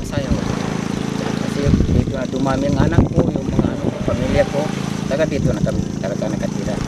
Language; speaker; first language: Filipino; non-native, local second language; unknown